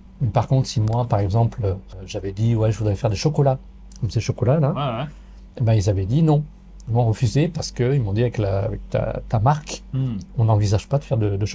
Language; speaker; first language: French; native; French